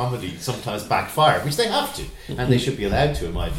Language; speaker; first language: English; native; English